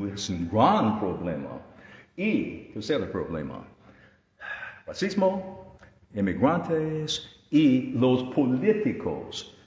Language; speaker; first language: Spanish; non-native, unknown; English